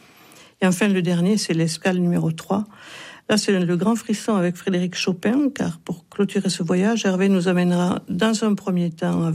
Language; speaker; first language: French; native; French